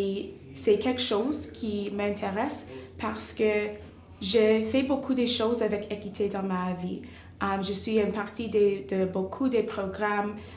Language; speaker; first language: French; non-native, local second language; English